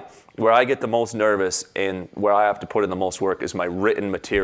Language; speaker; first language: English; native; English